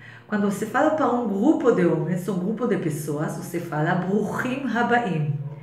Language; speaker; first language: Portuguese; non-native, fluent; Hebrew